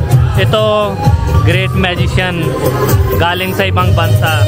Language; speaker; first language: Filipino; non-native, learner; Hindi